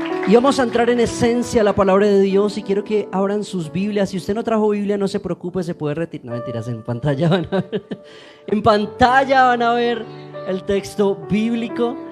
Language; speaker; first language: Spanish; native; Spanish